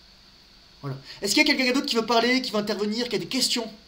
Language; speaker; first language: French; native; French